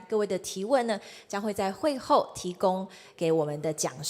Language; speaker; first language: Chinese; native; Chinese